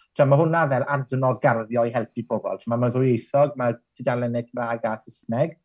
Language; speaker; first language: Welsh; native; Welsh